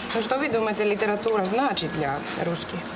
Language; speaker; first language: Russian; non-native, learner; Finnish